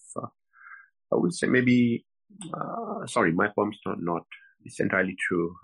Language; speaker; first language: English; non-native, fluent; French